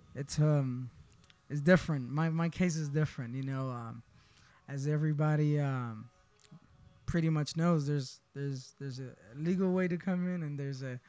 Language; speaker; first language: English; early bilingual, other home language; Spanish